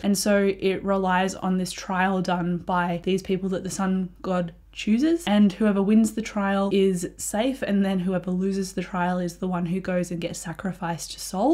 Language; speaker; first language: English; native; English